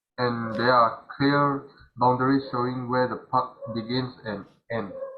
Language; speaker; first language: English; non-native, learner; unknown